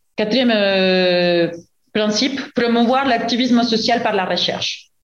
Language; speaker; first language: French; non-native, fluent; Spanish